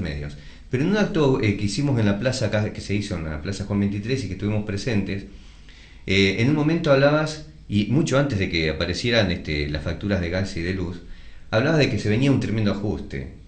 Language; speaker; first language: Spanish; native; Spanish